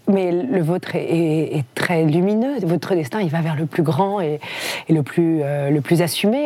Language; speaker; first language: French; native; French